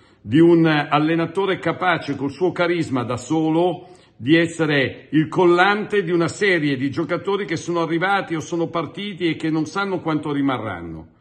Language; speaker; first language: Italian; native; Italian